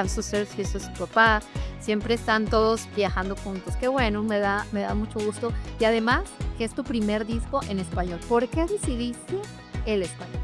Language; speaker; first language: Spanish; native; Spanish